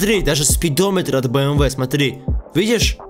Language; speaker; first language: Russian; native; Russian